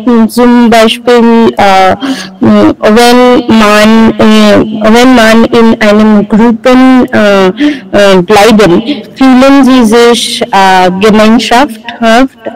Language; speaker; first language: German; non-native, learner; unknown